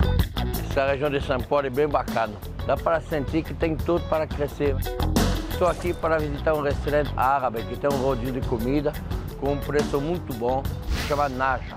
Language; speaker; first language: Portuguese; non-native, fluent; French